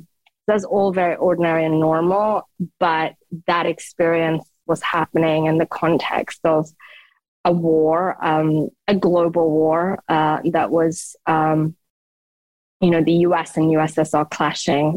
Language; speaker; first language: English; non-native, fluent; Persian